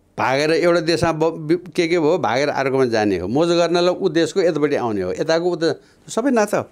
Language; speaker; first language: Nepali; native; Nepali